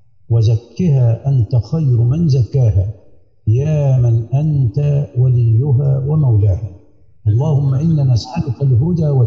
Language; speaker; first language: Arabic; native; Arabic